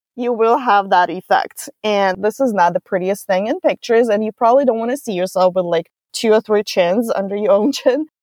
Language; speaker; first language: English; non-native, fluent; Russian